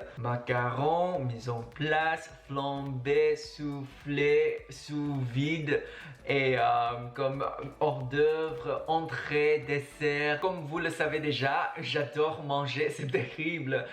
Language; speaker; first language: French; non-native, fluent; Chinese